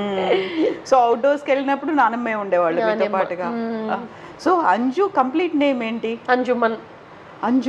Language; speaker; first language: Telugu; native; Telugu